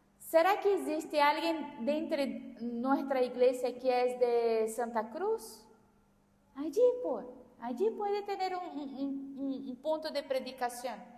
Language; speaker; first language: Spanish; non-native, fluent; Portuguese